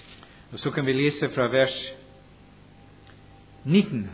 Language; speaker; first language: Norwegian; non-native, fluent; English